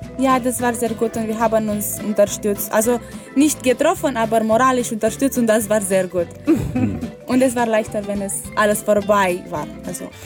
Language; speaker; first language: German; non-native, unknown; Romanian